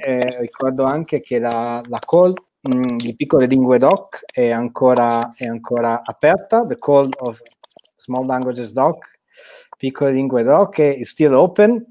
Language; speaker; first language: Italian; native; Italian